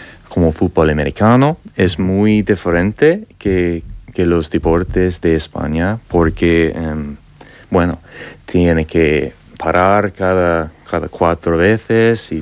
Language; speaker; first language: Spanish; non-native, learner; English